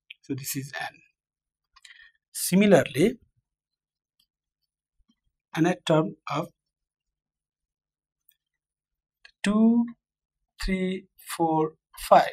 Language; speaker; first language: English; non-native, local second language; Nepali